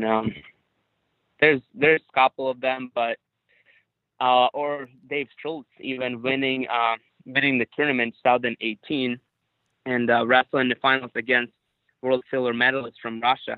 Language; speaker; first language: English; non-native, fluent; Ukrainian